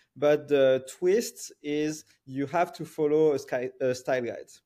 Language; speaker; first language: English; non-native, fluent; French